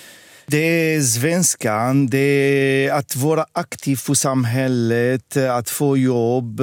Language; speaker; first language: Swedish; non-native, fluent; Arabic